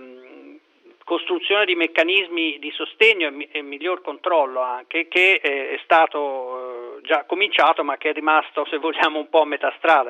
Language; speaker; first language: Italian; native; Italian